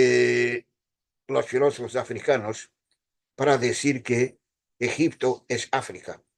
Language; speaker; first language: Spanish; non-native, fluent; Portuguese